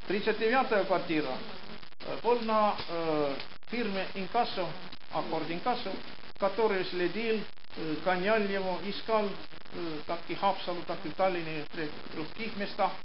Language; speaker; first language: Russian; non-native, local second language; Estonian